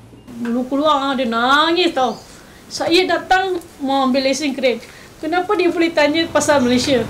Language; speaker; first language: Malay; non-native, local second language; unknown